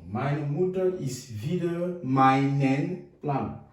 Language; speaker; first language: German; non-native, fluent; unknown